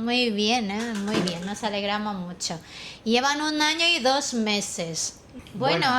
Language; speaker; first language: Spanish; non-native, fluent; Filipino